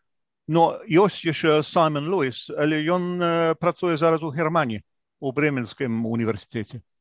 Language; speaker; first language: Belarusian; non-native, fluent; English